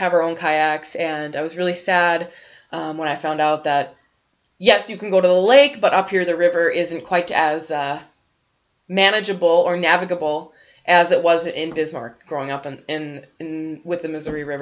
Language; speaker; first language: English; native; English